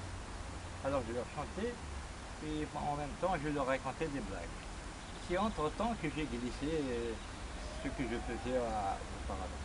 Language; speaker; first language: French; non-native, local second language; Kabyle